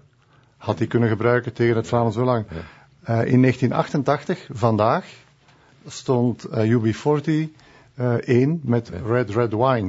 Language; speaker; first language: Dutch; native; Dutch